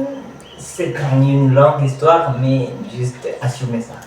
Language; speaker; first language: French; non-native, learner; Kamba